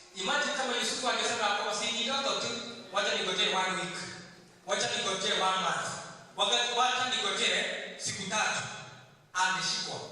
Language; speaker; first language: Swahili; non-native, local second language; Kikuyu